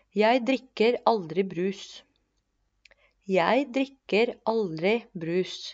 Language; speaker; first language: Norwegian; non-native, fluent; Spanish